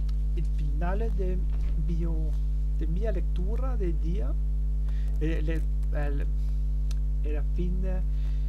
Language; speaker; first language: Italian; non-native, learner; German